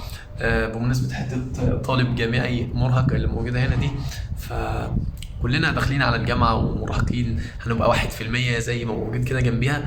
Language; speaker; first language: Arabic; native; Arabic